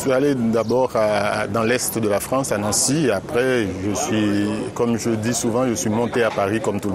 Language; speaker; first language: French; non-native, local second language; Haitian Creole